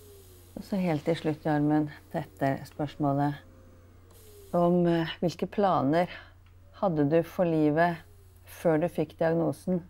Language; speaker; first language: Norwegian; native; Norwegian